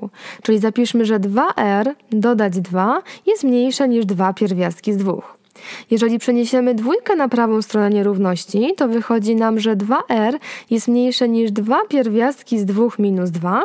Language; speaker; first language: Polish; native; Polish